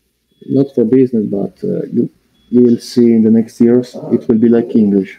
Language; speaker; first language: English; non-native, fluent; Italian